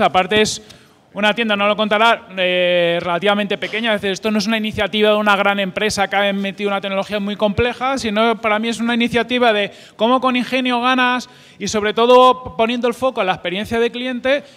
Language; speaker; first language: Spanish; native; Spanish